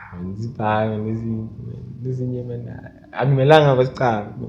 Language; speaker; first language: Zulu; native; Zulu